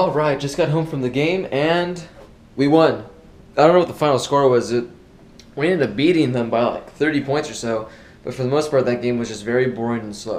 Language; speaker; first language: English; native; English